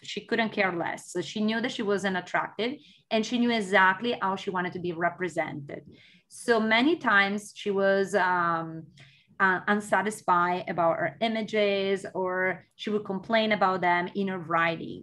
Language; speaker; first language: English; non-native, fluent; Italian